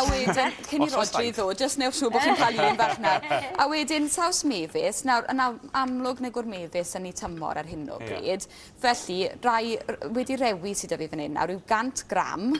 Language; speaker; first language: Welsh; native; Welsh